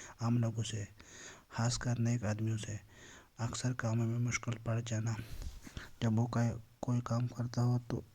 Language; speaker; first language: Urdu; non-native, local second language; Pashto